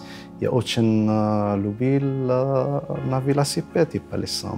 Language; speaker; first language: Russian; non-native, fluent; Arabic